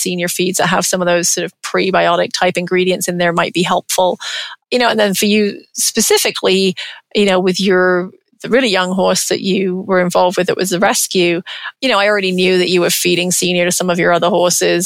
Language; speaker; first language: English; native; English